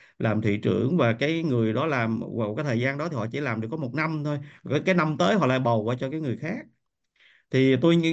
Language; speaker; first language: Vietnamese; native; Vietnamese